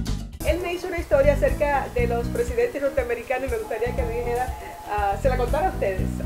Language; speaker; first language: Spanish; native; Spanish